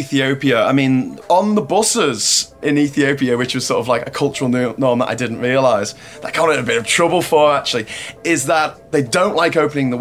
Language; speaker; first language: English; native; English